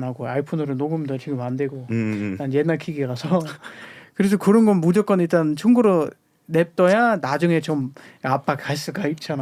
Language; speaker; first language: Korean; non-native, fluent; German